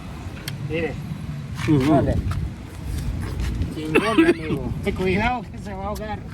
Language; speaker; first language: Spanish; native; Spanish